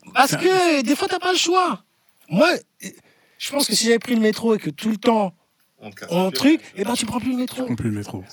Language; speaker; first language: French; native; French